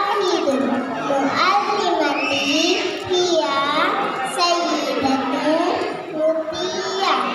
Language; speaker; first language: Arabic; non-native, learner; Indonesian